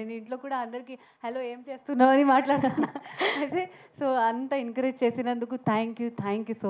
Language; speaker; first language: Telugu; non-native, learner; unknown